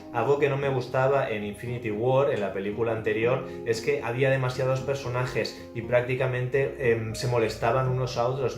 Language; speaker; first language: Spanish; native; Spanish